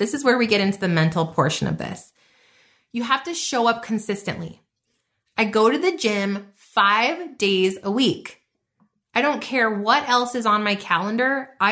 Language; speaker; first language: English; native; English